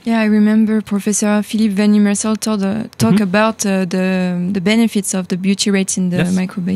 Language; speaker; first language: English; non-native, fluent; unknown